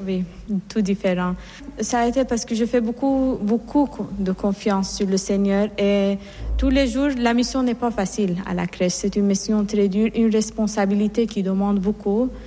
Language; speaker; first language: French; non-native, fluent; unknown